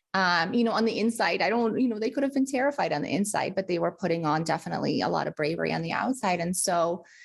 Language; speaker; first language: English; early bilingual, other home language; Russian